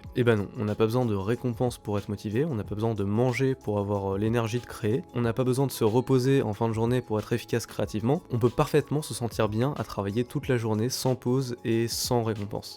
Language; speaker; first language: French; native; French